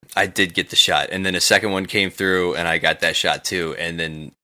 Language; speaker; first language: English; native; English